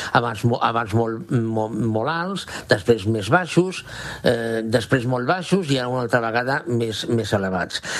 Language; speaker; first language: Catalan; non-native, local second language; Spanish